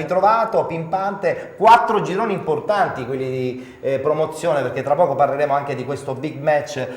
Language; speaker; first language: Italian; native; Italian